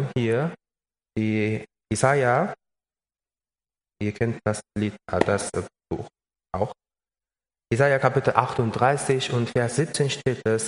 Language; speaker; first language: German; non-native, learner; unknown